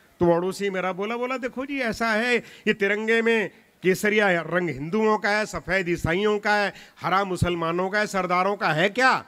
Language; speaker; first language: Hindi; non-native, local second language; Punjabi